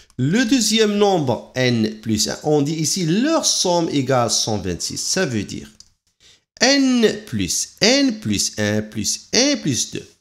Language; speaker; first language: French; non-native, local second language; Arabic